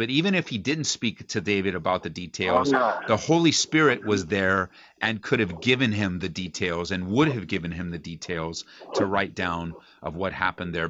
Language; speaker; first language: English; native; English